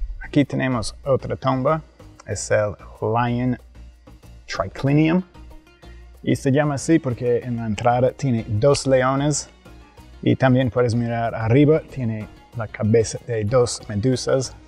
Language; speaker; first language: Spanish; non-native, fluent; English